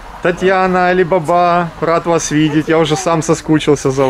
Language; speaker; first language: Russian; native; Russian